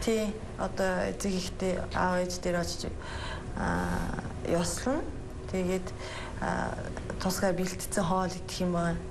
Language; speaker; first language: Mongolian; non-native, fluent; Japanese